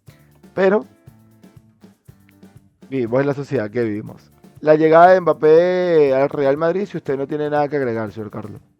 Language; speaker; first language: Spanish; native; Spanish